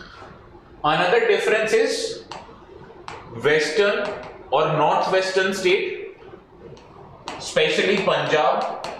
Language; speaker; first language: English; non-native, local second language; Hindi